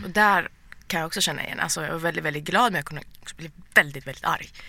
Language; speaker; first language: Swedish; early bilingual, other home language; Persian